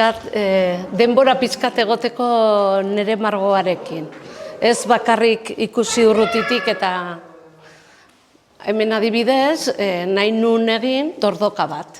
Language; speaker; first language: Basque; non-native, local second language; Spanish